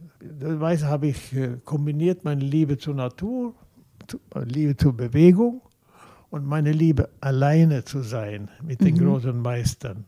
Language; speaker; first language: German; non-native, fluent; Swedish